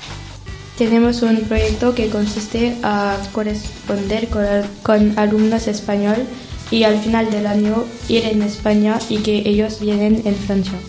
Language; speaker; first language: Spanish; non-native, learner; French